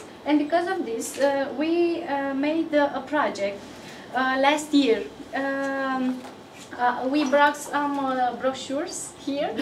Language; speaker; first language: English; non-native, fluent; Romanian